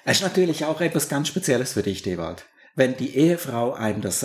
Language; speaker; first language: German; native; German